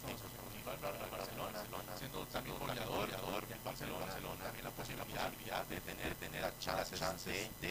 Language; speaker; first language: Spanish; native; Spanish